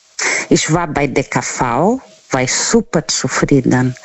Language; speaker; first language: German; non-native, learner; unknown